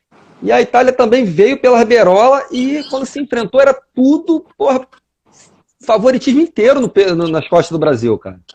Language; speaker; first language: Portuguese; native; Portuguese